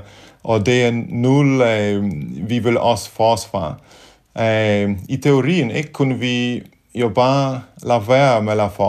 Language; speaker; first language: Danish; non-native, fluent; Polish